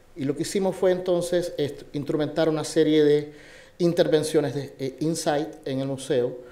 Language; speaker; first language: Spanish; native; Spanish